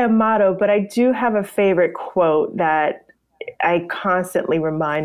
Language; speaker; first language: English; native; English